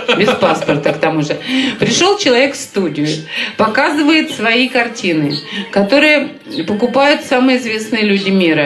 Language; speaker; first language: Russian; native; Russian